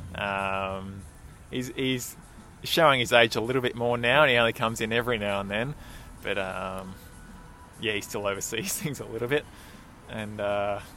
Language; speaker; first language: English; native; English